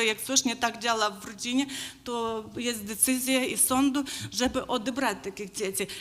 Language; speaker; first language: Polish; non-native, learner; Ukrainian